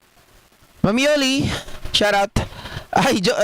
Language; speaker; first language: Filipino; native; Filipino